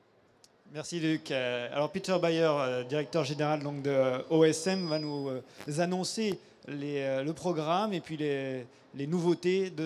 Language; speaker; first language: French; native; French